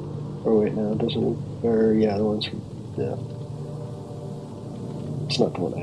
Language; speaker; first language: English; native; English